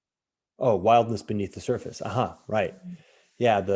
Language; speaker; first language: English; native; English